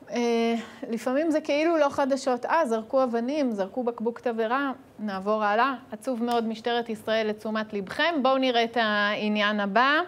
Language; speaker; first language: Hebrew; native; Hebrew